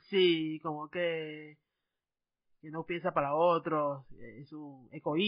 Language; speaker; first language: Spanish; non-native, fluent; Chinese